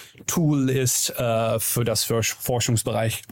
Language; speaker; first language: German; non-native, learner; Dutch